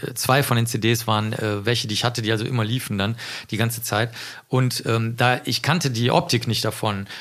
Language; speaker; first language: German; native; German